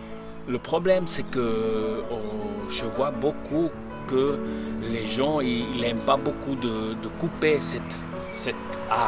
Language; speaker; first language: French; non-native, local second language; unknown